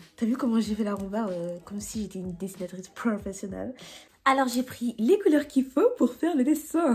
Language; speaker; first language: French; native; French